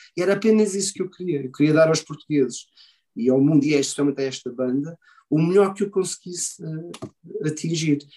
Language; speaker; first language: Portuguese; early bilingual, heritage; Portuguese